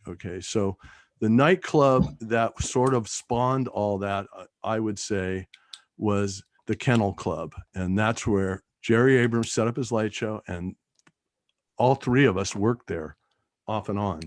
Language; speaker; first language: English; native; English